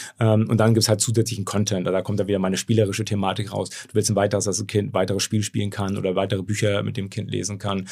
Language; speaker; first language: German; native; German